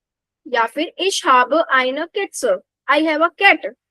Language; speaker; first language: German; non-native, fluent; Hindi